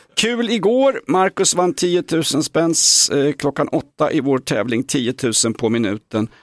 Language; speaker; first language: Swedish; native; Swedish